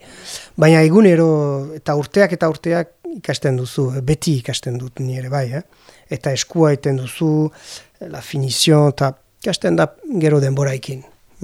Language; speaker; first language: Basque; non-native, learner; French